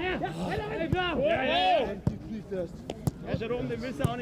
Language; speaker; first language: German; non-native, learner; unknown